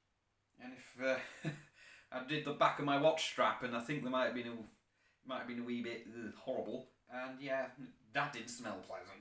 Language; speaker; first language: English; native; English